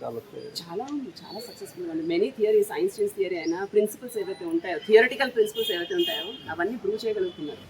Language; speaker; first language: Telugu; native; Telugu